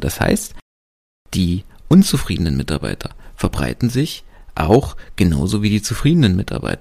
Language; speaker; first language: German; native; German